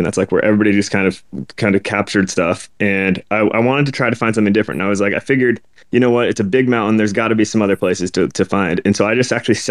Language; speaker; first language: English; native; English